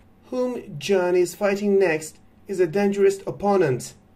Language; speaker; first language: English; non-native, fluent; Turkish